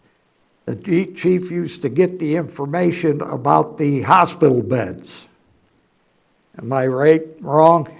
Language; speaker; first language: English; native; English